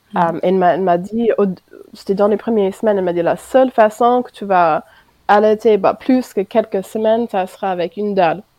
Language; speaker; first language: French; non-native, fluent; English